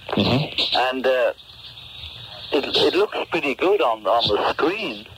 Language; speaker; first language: English; native; English